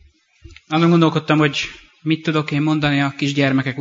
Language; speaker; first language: Hungarian; native; Hungarian